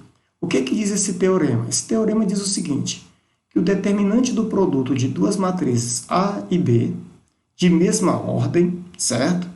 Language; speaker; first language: Portuguese; native; Portuguese